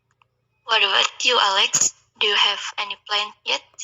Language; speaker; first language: English; non-native, learner; Indonesian